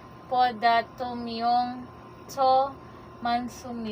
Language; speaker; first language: Korean; non-native, learner; Filipino